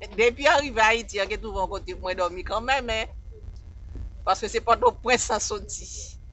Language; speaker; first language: French; non-native, local second language; Haitian Creole